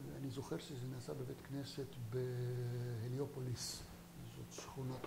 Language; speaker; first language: Hebrew; non-native, fluent; French